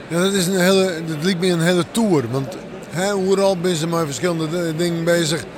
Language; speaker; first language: Dutch; non-native, local second language; Western Frisian